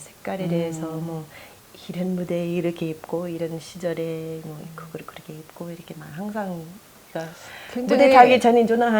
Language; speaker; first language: Korean; non-native, fluent; English